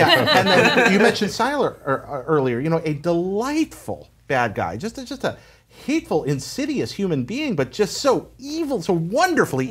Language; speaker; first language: English; native; English